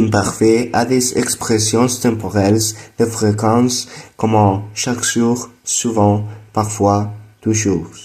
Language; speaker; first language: French; non-native, learner; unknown